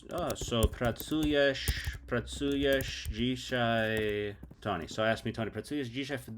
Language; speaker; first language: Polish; non-native, learner; English